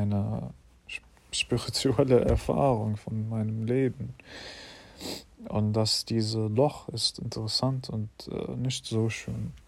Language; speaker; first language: German; non-native, fluent; English